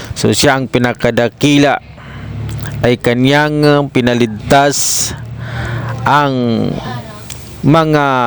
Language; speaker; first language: Filipino; non-native, local second language; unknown